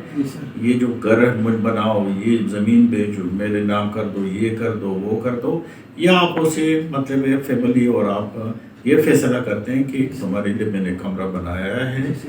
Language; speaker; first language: Urdu; native; Urdu